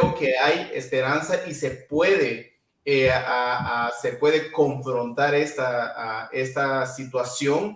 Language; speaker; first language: Spanish; non-native, local second language; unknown